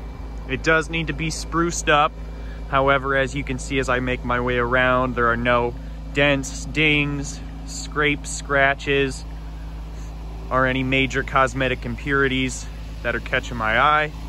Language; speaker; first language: English; native; English